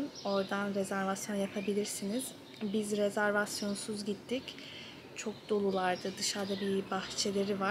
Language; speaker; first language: Turkish; early bilingual, heritage; Turkish